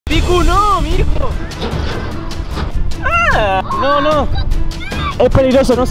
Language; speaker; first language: Spanish; native; Spanish